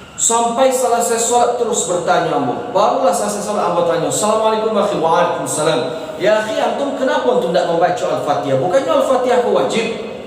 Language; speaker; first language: Malay; non-native, local second language; Minangkabau